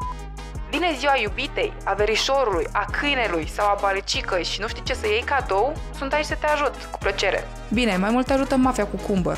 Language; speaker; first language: Romanian; native; Romanian